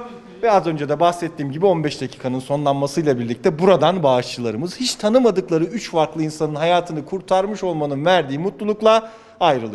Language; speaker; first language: Turkish; native; Turkish